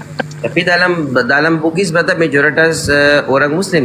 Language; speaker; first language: Indonesian; non-native, learner; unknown